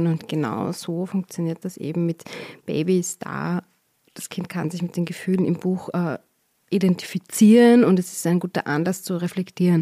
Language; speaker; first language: German; native; German